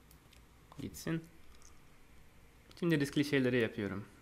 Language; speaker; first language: Turkish; non-native, fluent; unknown